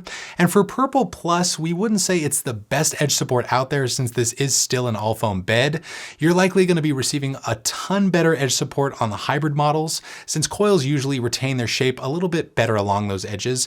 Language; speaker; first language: English; native; English